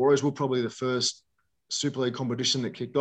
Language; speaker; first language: English; native; English